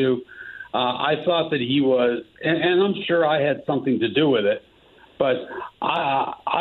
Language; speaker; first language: English; native; English